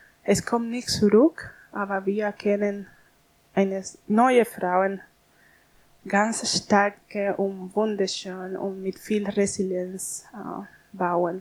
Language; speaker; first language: German; non-native, learner; Spanish